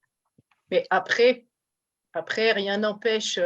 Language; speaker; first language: French; native; French